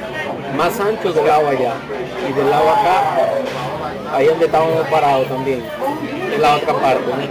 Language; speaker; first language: Spanish; native; Spanish